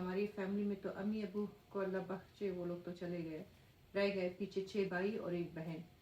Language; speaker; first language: Urdu; non-native, fluent; Persian